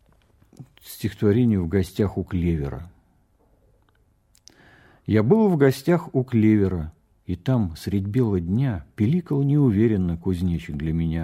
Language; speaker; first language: Russian; native; Russian